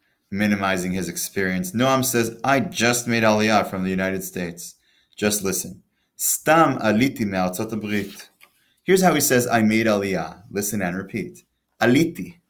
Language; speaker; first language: English; native; English